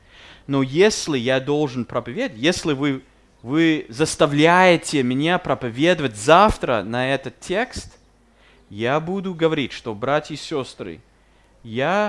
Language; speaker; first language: Russian; non-native, fluent; English